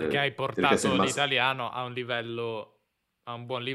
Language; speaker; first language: Italian; native; Italian